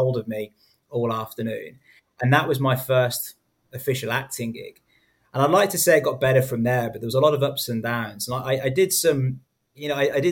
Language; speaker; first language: English; native; English